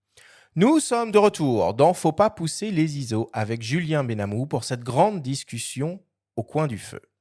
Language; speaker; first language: French; native; French